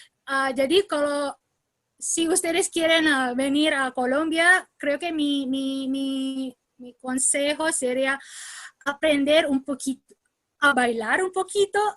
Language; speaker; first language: Spanish; non-native, learner; Indonesian